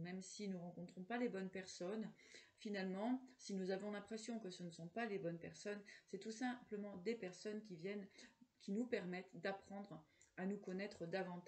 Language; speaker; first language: French; native; French